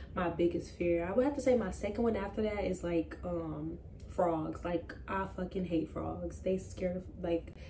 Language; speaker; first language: English; native; English